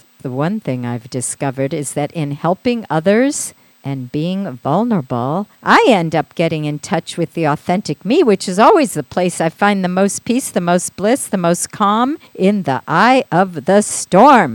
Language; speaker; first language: English; native; English